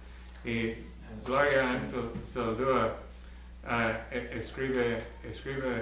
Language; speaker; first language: Spanish; non-native, learner; English